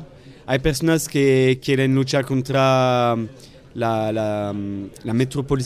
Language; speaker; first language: Spanish; non-native, fluent; French